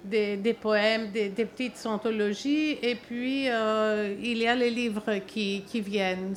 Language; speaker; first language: French; non-native, fluent; Greek